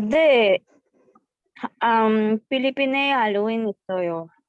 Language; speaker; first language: Korean; non-native, learner; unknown